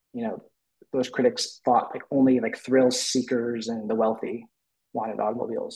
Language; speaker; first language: English; native; English